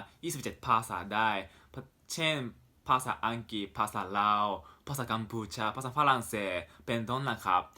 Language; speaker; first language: Thai; non-native, fluent; Japanese